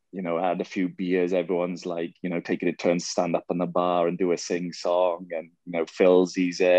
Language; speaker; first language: English; native; English